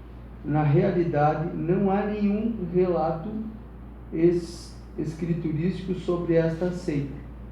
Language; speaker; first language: Portuguese; native; Portuguese